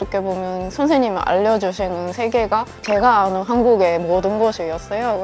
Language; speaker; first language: Korean; non-native, fluent; Japanese